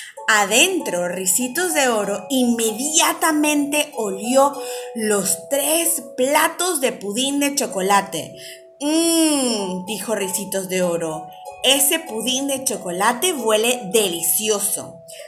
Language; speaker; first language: Spanish; native; Spanish